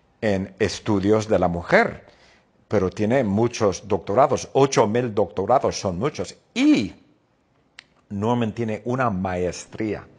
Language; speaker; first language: Spanish; non-native, fluent; English